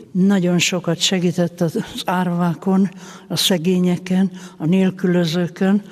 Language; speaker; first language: Hungarian; native; Hungarian